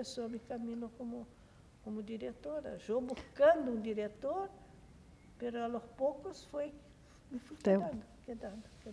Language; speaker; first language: Spanish; non-native, fluent; Portuguese